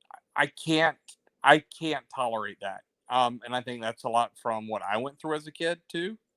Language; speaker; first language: English; native; English